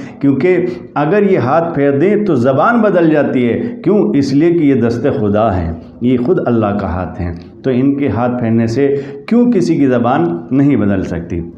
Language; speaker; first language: Urdu; native; Urdu